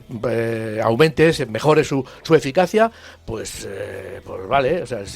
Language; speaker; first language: Spanish; native; Spanish